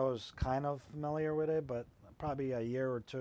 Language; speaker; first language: English; non-native, fluent; Polish